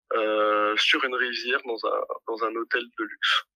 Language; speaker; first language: French; native; French